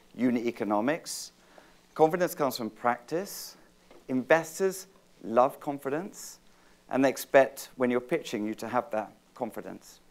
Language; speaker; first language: English; native; English